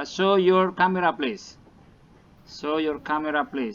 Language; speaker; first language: English; non-native, learner; Indonesian